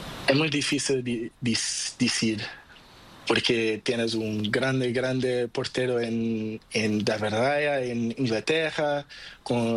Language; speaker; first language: Spanish; non-native, learner; Portuguese